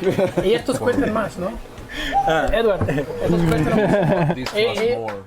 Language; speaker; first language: Spanish; non-native, learner; English